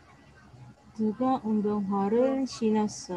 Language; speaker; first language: Korean; non-native, learner; Malay